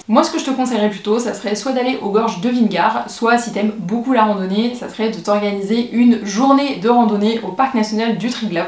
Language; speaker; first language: French; native; French